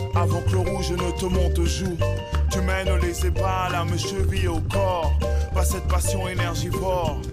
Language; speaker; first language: French; native; French